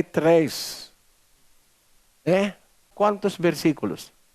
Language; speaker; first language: Portuguese; non-native, learner; Filipino